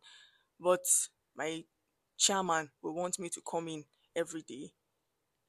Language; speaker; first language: English; non-native, local second language; Yoruba